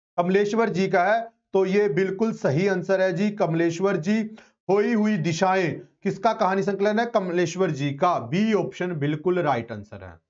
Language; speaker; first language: Hindi; non-native, local second language; Punjabi